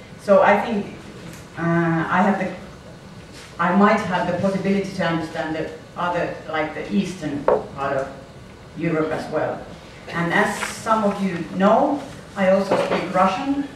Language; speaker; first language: English; non-native, fluent; Finnish